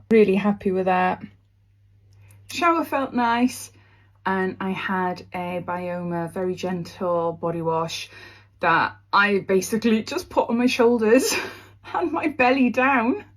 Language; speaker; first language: English; native; English